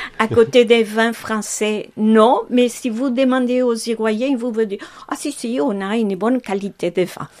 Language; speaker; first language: French; non-native, fluent; Spanish